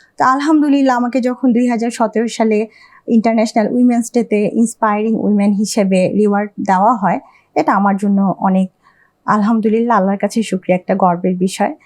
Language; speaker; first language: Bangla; early bilingual, heritage; Bangla